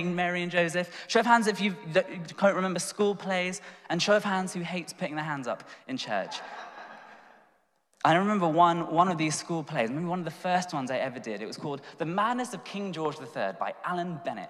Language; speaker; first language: English; native; English